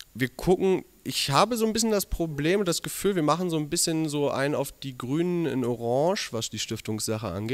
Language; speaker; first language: German; native; German